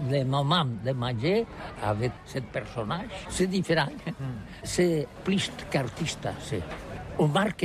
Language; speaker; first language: French; non-native, learner; Catalan